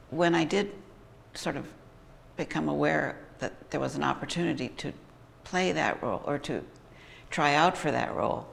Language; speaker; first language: English; native; English